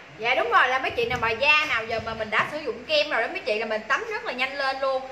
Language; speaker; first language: Vietnamese; native; Vietnamese